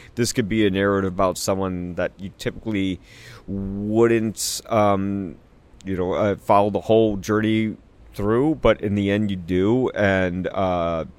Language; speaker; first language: English; native; English